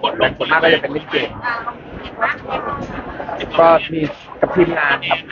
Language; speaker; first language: Thai; native; Thai